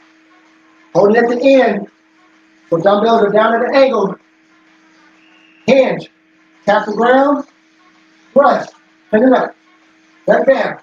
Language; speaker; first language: English; native; English